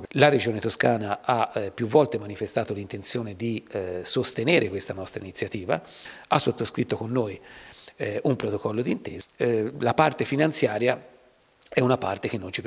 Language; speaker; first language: Italian; native; Italian